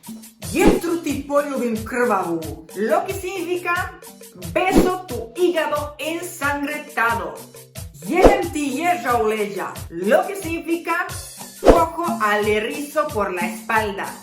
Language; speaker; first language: Spanish; non-native, fluent; Serbian